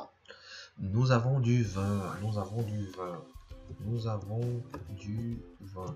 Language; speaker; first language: French; non-native, fluent; Portuguese